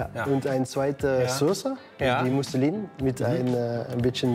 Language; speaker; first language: German; non-native, learner; Dutch